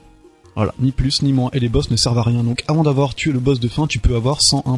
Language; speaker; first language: French; native; French